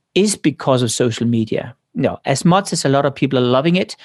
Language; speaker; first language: English; non-native, fluent; Danish